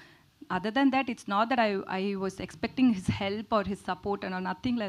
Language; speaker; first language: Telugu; non-native, learner; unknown